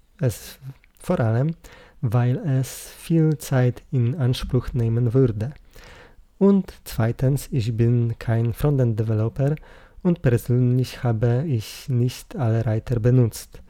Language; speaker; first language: German; non-native, learner; Polish